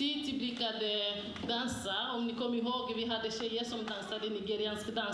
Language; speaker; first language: Swedish; non-native, fluent; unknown